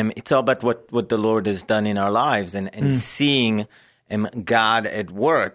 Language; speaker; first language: English; non-native, fluent; Hebrew